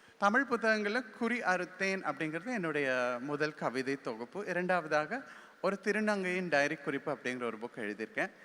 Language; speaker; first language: Tamil; native; Tamil